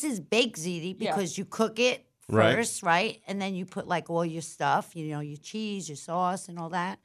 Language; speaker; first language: English; early bilingual, other home language; Italian